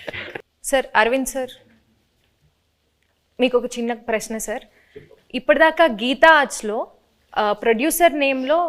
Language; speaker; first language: Telugu; native; Telugu